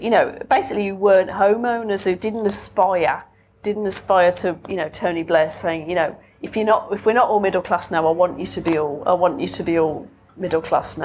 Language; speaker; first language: English; native; English